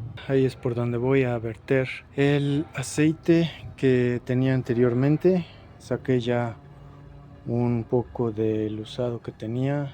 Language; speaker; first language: Spanish; native; Spanish